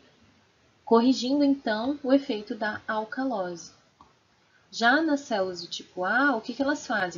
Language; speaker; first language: Portuguese; native; Portuguese